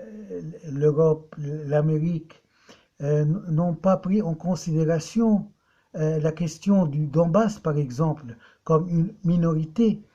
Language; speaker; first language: French; non-native, local second language; Arabic